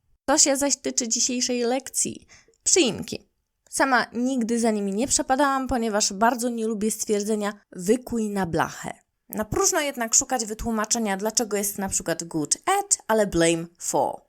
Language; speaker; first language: Polish; native; Polish